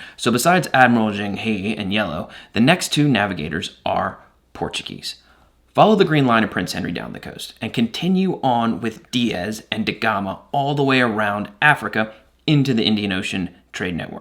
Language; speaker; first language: English; native; English